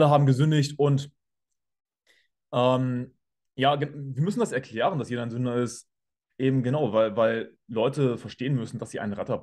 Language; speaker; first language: German; native; German